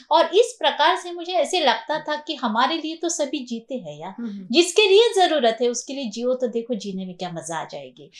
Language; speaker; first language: Hindi; non-native, local second language; Marathi